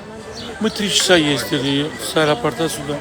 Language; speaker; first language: Russian; non-native, fluent; Azerbaijani